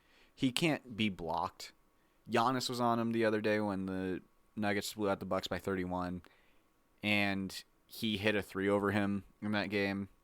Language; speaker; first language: English; native; English